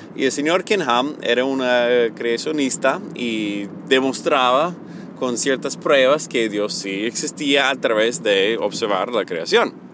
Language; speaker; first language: Spanish; early bilingual, heritage; Spanish